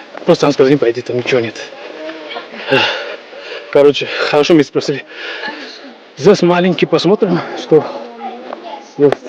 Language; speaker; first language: Russian; non-native, learner; English